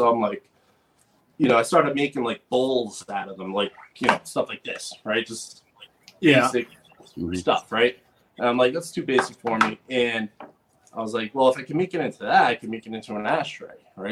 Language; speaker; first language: English; native; English